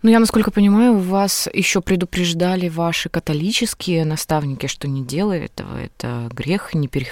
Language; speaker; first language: Russian; native; Russian